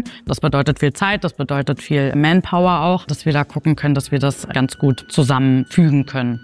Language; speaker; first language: German; native; German